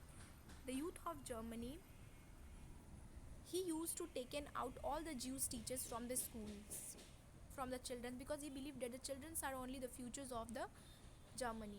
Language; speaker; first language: English; non-native, local second language; Hindi